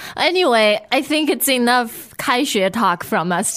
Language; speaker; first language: English; non-native, fluent; Chinese